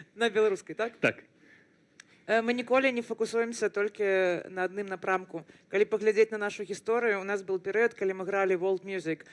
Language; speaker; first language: Belarusian; non-native, local second language; Russian